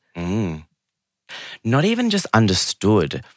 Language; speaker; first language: English; early bilingual, other home language; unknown